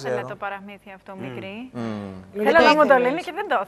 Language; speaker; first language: Greek; native; Greek